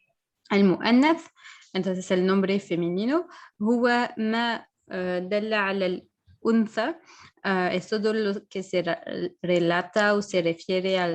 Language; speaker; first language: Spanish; non-native, fluent; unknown